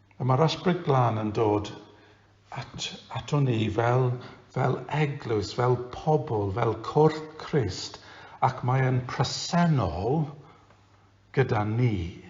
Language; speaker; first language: Welsh; non-native, local second language; English